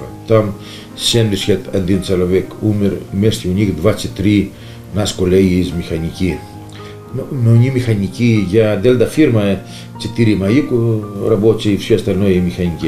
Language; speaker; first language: Russian; non-native, learner; Greek